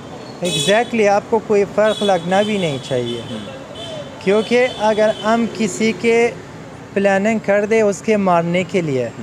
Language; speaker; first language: Hindi; non-native, learner; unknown